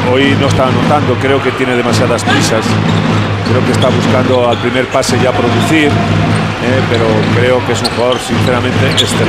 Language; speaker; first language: Spanish; native; Spanish